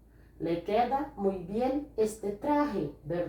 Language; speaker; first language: Spanish; non-native, fluent; Portuguese